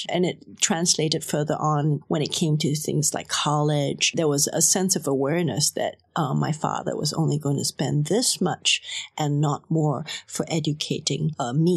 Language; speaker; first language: English; non-native, local second language; Cantonese